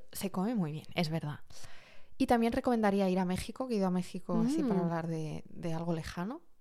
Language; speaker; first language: Spanish; early bilingual, heritage; Arabic